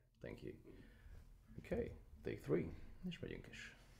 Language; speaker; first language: English; non-native, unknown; Hungarian